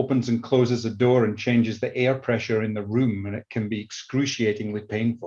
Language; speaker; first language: English; native; English